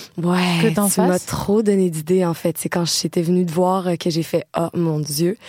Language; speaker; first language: French; native; French